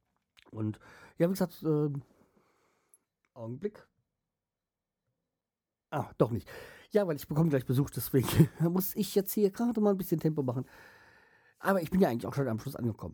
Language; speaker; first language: German; native; German